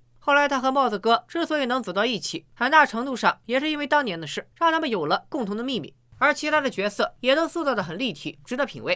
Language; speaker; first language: Chinese; native; Chinese